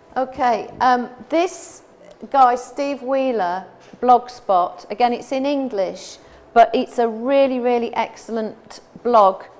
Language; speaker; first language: English; native; English